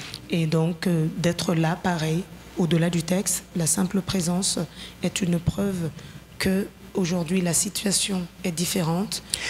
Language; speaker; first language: French; non-native, local second language; Bambara